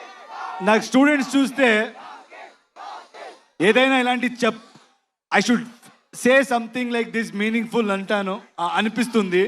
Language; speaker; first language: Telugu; non-native, learner; Kannada